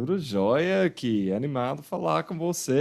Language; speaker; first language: Portuguese; non-native, fluent; English